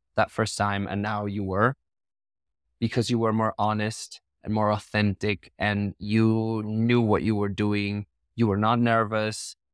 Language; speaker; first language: English; non-native, fluent; Spanish